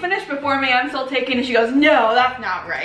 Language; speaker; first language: English; native; English